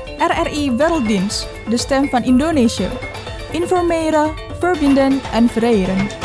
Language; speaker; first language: Dutch; non-native, fluent; Indonesian